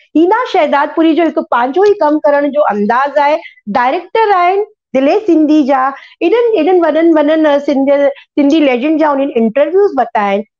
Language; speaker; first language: Sindhi; early bilingual, heritage; Sindhi